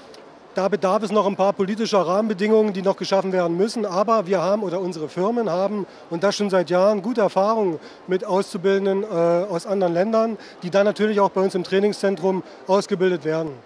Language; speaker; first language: German; native; German